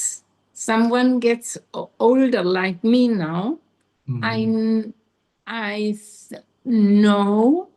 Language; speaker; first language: English; non-native, learner; German